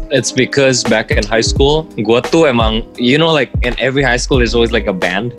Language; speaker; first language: English; early bilingual, heritage; English